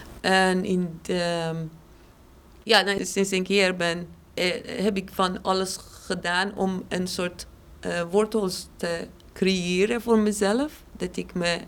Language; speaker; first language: Dutch; non-native, fluent; Persian